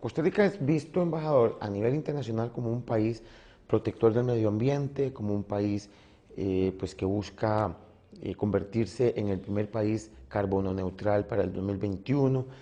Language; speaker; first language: Spanish; native; Spanish